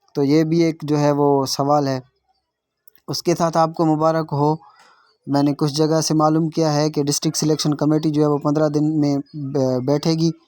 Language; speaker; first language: Urdu; non-native, local second language; Sindhi